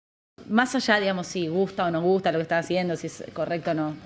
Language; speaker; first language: Spanish; native; Spanish